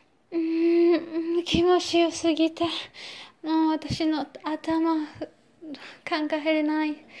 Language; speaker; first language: Japanese; non-native, learner; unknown